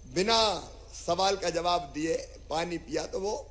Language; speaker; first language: Hindi; native; Hindi